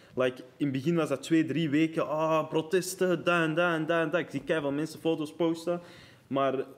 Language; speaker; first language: Dutch; early bilingual, other home language; Arabic